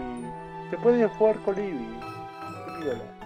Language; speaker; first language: Spanish; native; Spanish